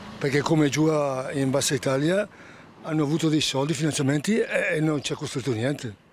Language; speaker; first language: Italian; native; Italian